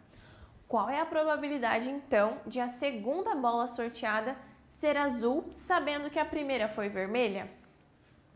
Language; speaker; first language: Portuguese; native; Portuguese